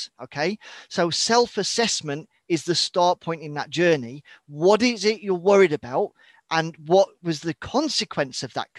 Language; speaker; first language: English; native; English